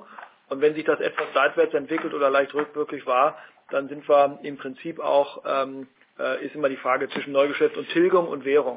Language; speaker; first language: German; native; German